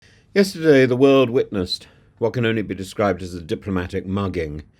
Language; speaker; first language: English; native; English